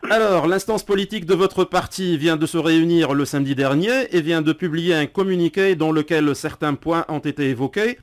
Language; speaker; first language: French; non-native, local second language; Arabic